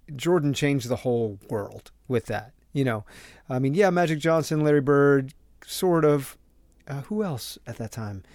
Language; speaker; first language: English; native; English